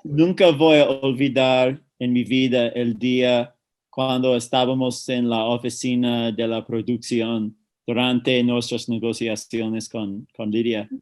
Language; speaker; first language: Spanish; non-native, fluent; English